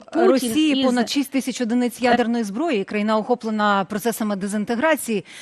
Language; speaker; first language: Ukrainian; native; Ukrainian